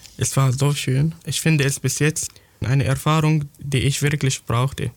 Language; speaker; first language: German; non-native, fluent; Arabic